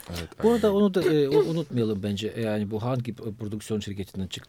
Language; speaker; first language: Turkish; non-native, fluent; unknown